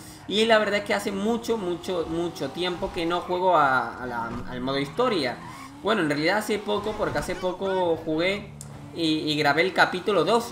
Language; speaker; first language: Spanish; native; Spanish